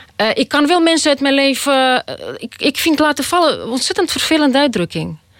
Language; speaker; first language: Dutch; non-native, fluent; Russian